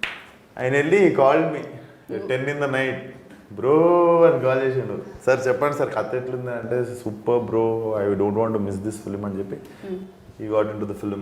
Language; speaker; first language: Telugu; native; Telugu